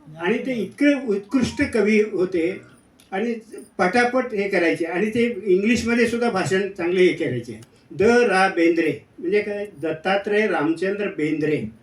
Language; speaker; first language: Marathi; non-native, local second language; Kannada